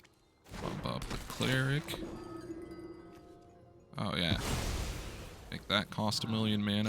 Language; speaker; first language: English; native; English